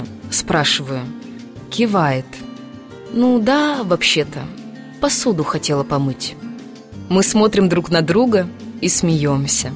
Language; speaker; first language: Russian; native; Russian